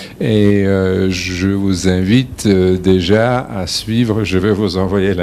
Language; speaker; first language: French; non-native, fluent; Serbian